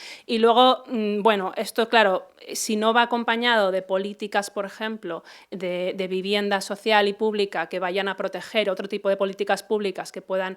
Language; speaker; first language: Spanish; native; Spanish